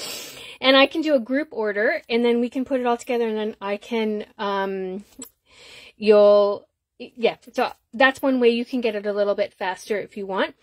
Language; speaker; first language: English; native; English